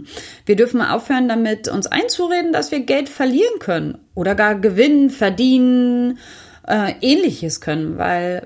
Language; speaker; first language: German; native; German